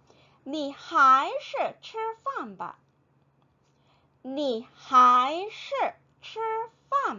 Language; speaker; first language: Chinese; non-native, fluent; Korean